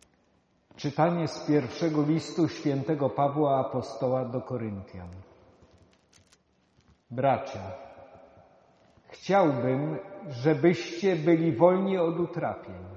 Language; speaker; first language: Polish; native; Polish